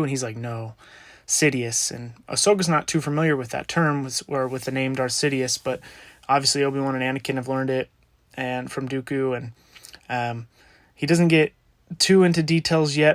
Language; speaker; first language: English; native; English